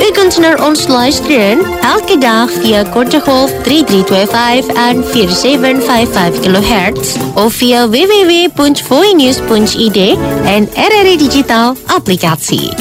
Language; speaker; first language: Dutch; non-native, fluent; Indonesian